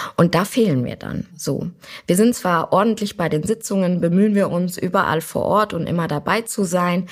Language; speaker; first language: German; native; German